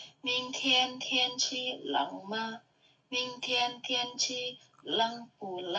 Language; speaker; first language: Chinese; non-native, learner; Indonesian